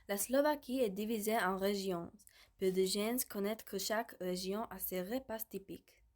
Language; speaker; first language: French; non-native, learner; Slovak